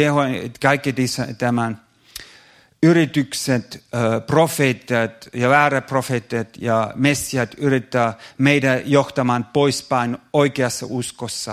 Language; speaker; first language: Finnish; non-native, fluent; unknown